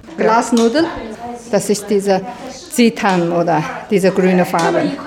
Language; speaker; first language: German; non-native, learner; Chinese